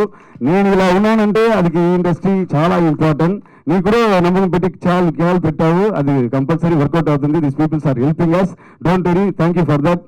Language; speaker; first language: Telugu; non-native, fluent; Tamil